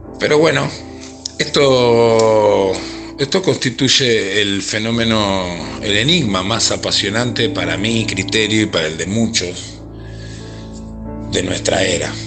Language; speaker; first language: Spanish; native; Spanish